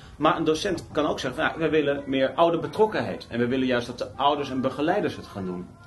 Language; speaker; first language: Dutch; native; Dutch